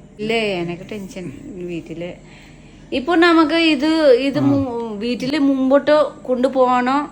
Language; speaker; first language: Malayalam; non-native, learner; Nepali